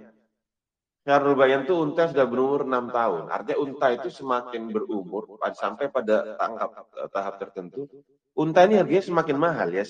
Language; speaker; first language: Indonesian; native; Indonesian